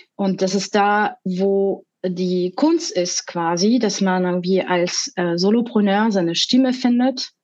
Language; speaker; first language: German; non-native, fluent; French